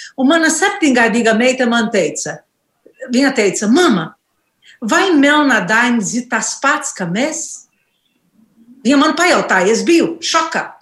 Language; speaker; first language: Latvian; non-native, learner; Portuguese